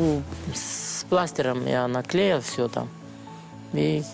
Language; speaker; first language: Russian; non-native, learner; Romanian